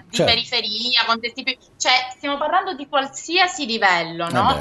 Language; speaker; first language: Italian; native; Italian